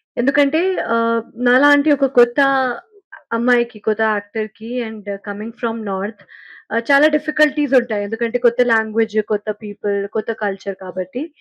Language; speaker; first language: Telugu; non-native, fluent; Hindi